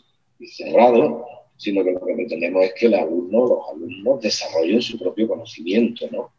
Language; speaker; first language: Spanish; native; Spanish